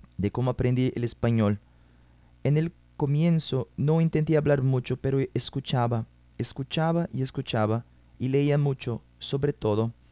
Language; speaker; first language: Spanish; non-native, fluent; Portuguese